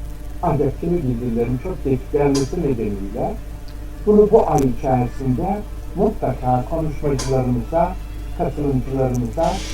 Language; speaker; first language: Turkish; native; Turkish